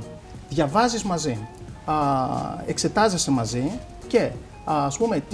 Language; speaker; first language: Greek; native; Greek